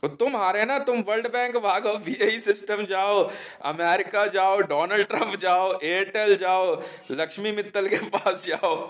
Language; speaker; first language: Hindi; native; Hindi